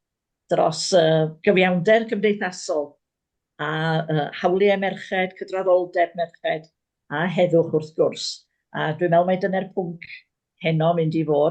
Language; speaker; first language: Welsh; native; Welsh